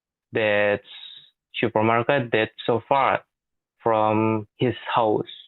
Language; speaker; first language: English; non-native, learner; Indonesian